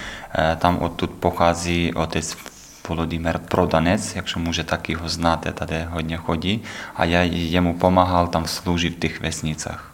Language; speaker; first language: Czech; non-native, learner; Ukrainian